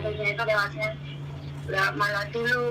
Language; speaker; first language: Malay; non-native, local second language; Javanese